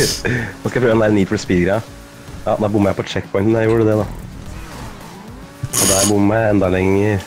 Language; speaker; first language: Norwegian; native; Norwegian